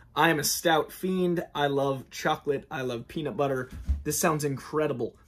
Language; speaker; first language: English; native; English